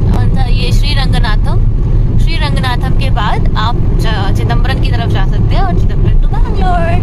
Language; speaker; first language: Hindi; native; Hindi